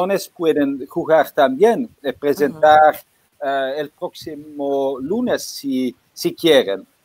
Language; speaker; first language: Spanish; non-native, fluent; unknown